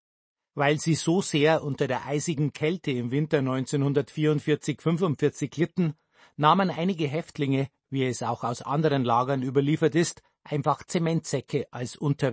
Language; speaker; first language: German; native; German